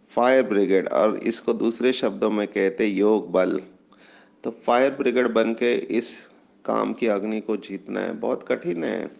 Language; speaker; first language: Hindi; non-native, local second language; Marathi